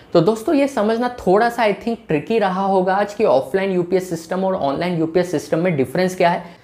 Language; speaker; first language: Hindi; native; Hindi